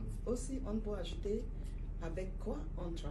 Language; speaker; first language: French; non-native, fluent; Igbo